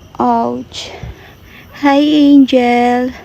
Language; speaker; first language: English; non-native, learner; Filipino